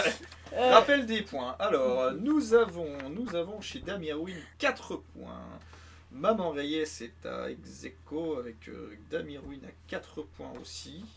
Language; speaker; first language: French; native; French